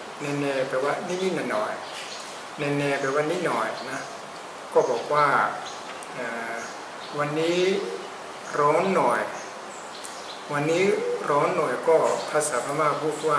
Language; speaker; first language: Thai; native; Thai